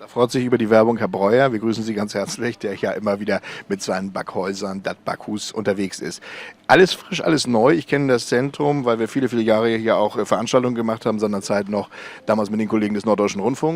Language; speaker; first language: German; native; German